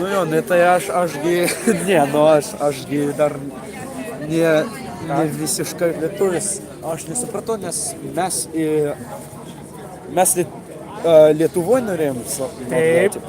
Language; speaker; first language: Lithuanian; early bilingual, heritage; Lithuanian